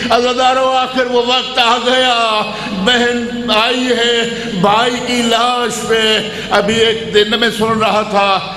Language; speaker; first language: Urdu; non-native, local second language; Punjabi